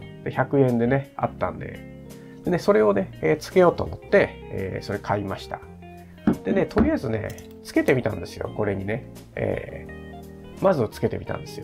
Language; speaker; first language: Japanese; native; Japanese